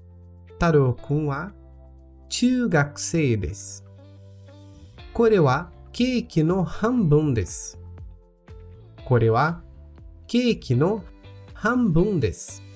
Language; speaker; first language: Japanese; non-native, learner; Portuguese